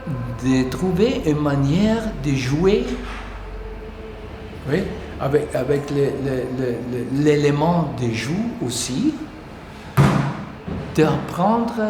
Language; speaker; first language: French; non-native, learner; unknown